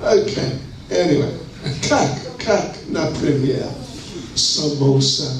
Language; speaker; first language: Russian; non-native, learner; English